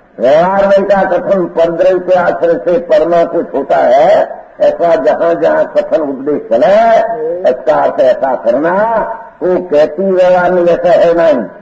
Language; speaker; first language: Hindi; non-native, local second language; Gujarati